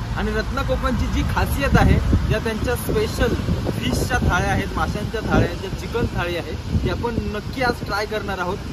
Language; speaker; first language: Marathi; native; Marathi